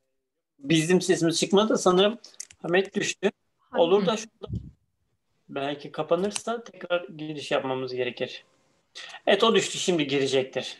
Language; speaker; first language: Turkish; native; Turkish